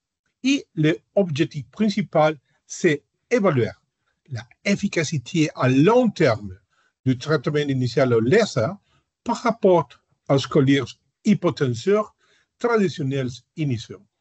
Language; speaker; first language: French; non-native, learner; Spanish